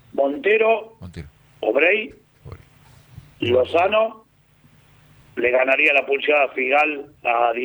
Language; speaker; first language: Spanish; native; Spanish